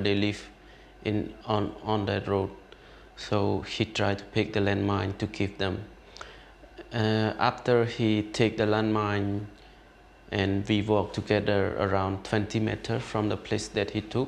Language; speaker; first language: English; non-native, learner; Khmer